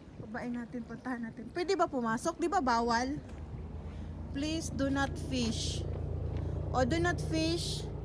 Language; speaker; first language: Filipino; non-native, local second language; Cebuano